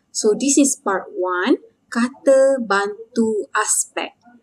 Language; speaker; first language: English; non-native, local second language; Malay